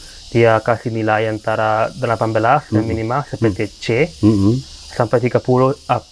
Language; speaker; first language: Indonesian; non-native, fluent; Italian